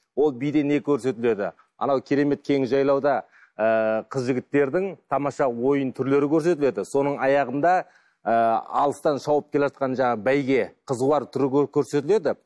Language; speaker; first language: Kazakh; native; Kazakh